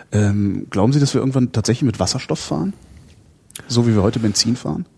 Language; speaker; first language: German; native; German